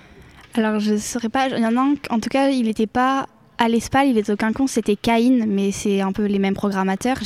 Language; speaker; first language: French; native; French